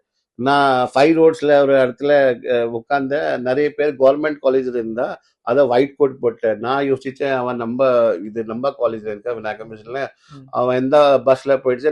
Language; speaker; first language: Tamil; non-native, fluent; Hindi